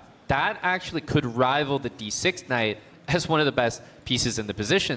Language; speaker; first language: English; native; English